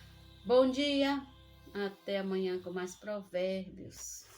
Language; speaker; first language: Portuguese; native; Portuguese